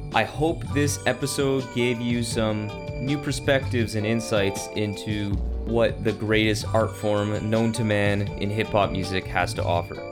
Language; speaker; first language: English; native; English